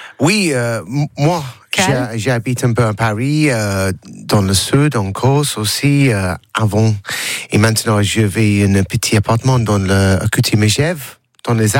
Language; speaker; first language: French; non-native, learner; English